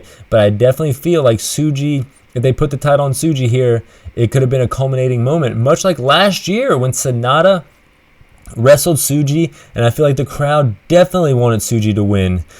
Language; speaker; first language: English; native; English